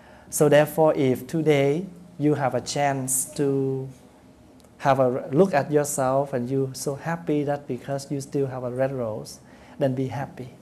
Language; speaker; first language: English; non-native, fluent; Vietnamese